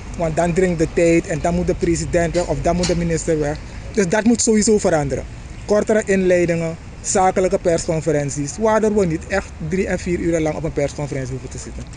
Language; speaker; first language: Dutch; native; Dutch